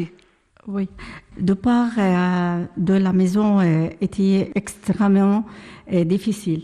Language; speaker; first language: French; non-native, learner; Arabic